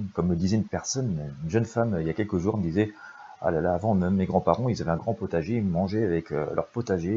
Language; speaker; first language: French; native; French